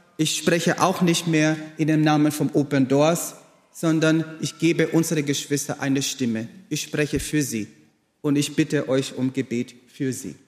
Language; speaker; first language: German; non-native, fluent; Portuguese